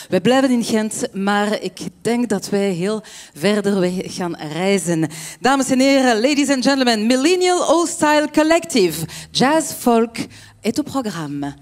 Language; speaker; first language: Dutch; non-native, fluent; French